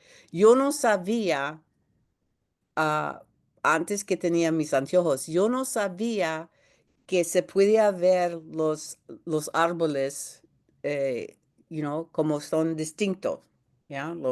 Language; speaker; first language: Spanish; early bilingual, heritage; Spanish